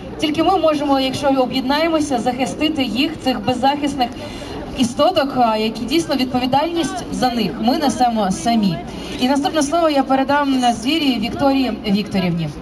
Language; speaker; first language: Ukrainian; native; Ukrainian